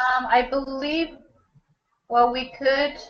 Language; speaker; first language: English; native; English